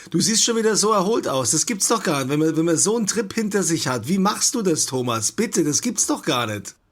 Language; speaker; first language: German; native; German